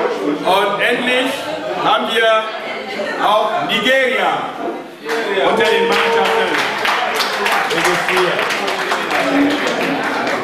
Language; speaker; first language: German; non-native, fluent; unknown